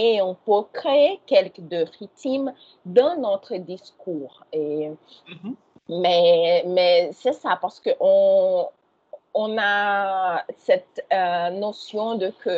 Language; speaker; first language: French; non-native, fluent; Portuguese